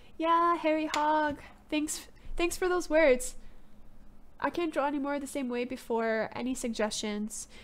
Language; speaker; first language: English; native; English